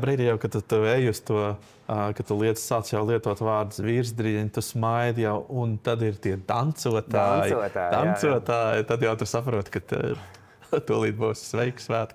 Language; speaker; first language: Latvian; native; Latvian